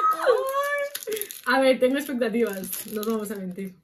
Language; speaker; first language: Spanish; native; Spanish